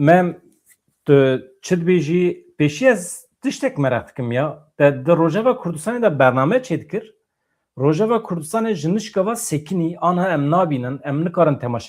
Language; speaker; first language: Kurdish; native; Kurdish